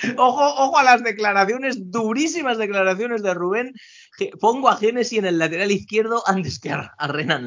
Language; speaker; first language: Spanish; native; Spanish